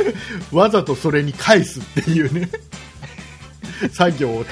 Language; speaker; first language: Japanese; native; Japanese